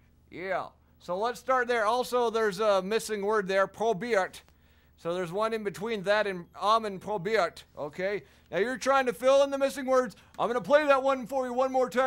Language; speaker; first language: English; native; English